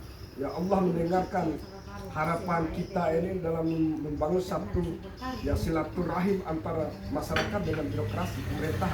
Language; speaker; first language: Indonesian; non-native, local second language; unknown